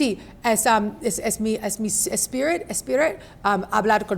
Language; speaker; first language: Spanish; non-native, learner; English